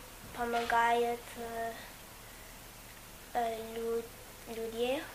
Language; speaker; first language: Russian; non-native, fluent; English